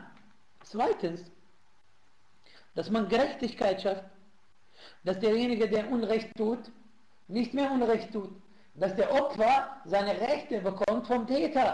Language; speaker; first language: German; non-native, fluent; Arabic